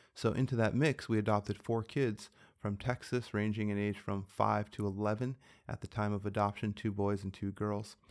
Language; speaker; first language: English; native; English